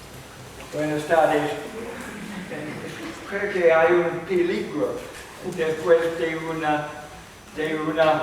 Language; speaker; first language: Spanish; non-native, fluent; English